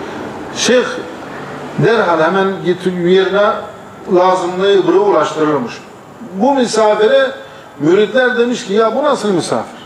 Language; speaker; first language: Turkish; native; Turkish